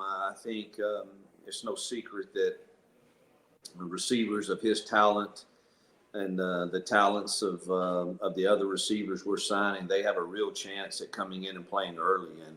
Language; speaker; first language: English; native; English